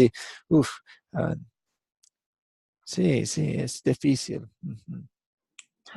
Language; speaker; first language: Spanish; non-native, fluent; English